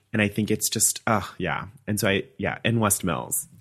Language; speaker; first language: English; native; English